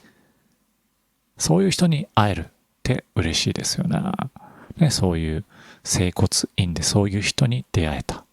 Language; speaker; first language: Japanese; native; Japanese